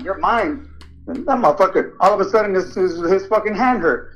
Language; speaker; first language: English; early bilingual, other home language; Spanish